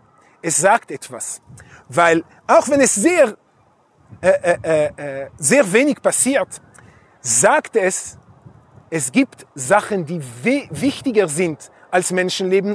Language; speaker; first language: German; non-native, fluent; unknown